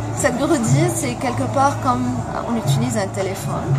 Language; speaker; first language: French; non-native, local second language; Arabic